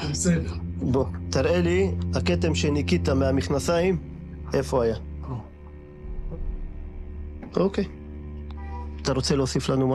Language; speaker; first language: Hebrew; native; Hebrew